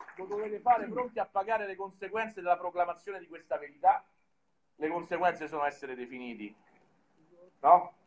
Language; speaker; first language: Italian; native; Italian